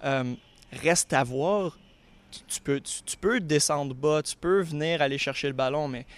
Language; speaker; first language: French; native; French